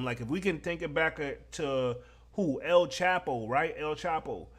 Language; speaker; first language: English; native; English